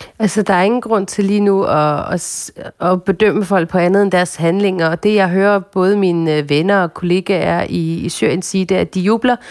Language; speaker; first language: Danish; early bilingual, other home language; Arabic